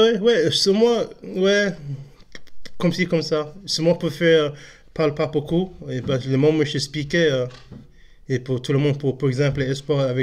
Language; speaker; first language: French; non-native, learner; English